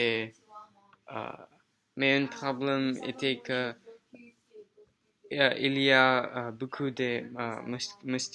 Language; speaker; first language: French; non-native, learner; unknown